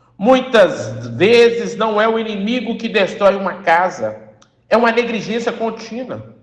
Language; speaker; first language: Portuguese; native; Portuguese